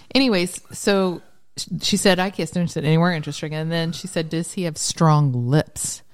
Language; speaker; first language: English; native; English